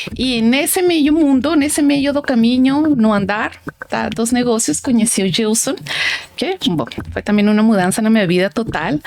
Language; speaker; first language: Portuguese; non-native, fluent; Spanish